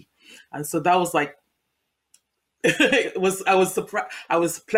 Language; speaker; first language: English; non-native, local second language; Yoruba